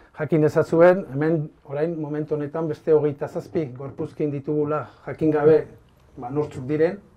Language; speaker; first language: Basque; native; Basque